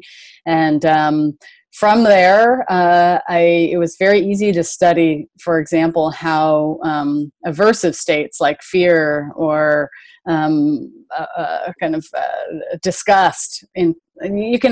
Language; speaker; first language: English; native; English